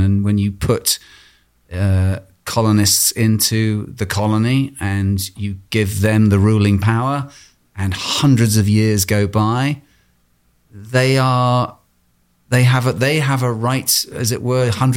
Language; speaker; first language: English; native; English